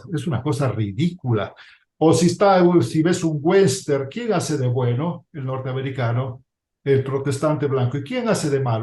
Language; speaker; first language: Spanish; native; Spanish